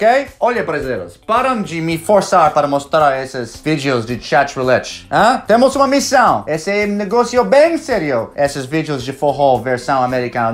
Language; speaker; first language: Portuguese; non-native, fluent; English